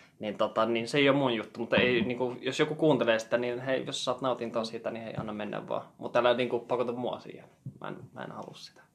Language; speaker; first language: Finnish; non-native, local second language; Swedish